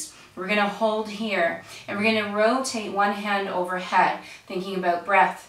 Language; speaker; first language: English; native; English